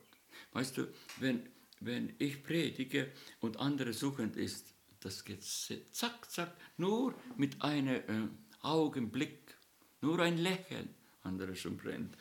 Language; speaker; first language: German; non-native, learner; Estonian